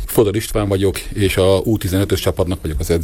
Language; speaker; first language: Hungarian; native; Hungarian